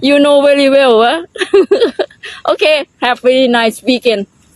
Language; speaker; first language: English; non-native, learner; Thai